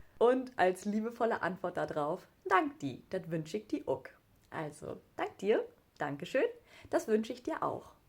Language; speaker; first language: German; native; German